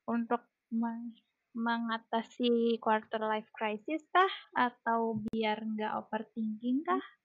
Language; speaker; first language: Indonesian; non-native, local second language; Banjar